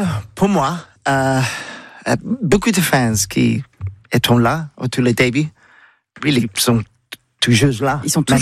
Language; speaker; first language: French; non-native, learner; English